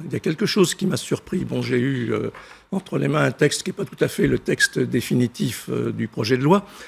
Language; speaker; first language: French; native; French